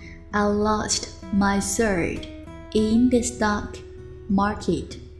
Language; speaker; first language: English; non-native, fluent; Chinese